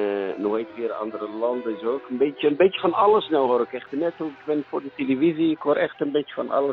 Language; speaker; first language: Dutch; non-native, learner; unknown